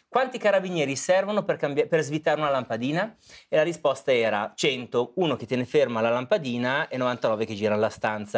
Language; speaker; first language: Italian; native; Italian